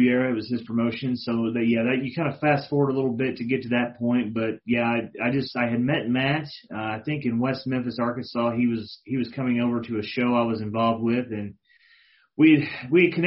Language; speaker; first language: English; native; English